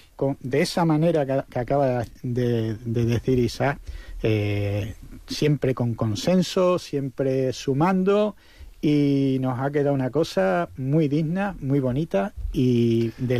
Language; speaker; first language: Spanish; native; Spanish